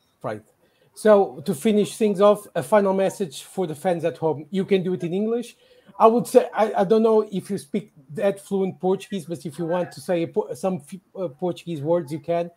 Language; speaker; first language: English; non-native, fluent; Portuguese